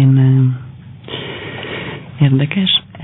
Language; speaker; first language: Hungarian; non-native, fluent; Albanian